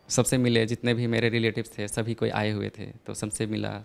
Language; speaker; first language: Hindi; native; Hindi